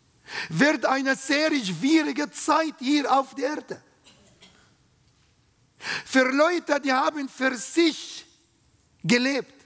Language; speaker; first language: German; non-native, learner; Arabic